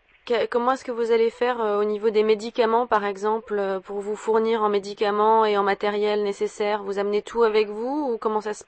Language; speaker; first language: French; native; French